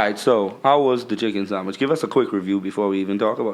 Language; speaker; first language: English; native; English